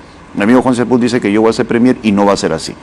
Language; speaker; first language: Spanish; native; Spanish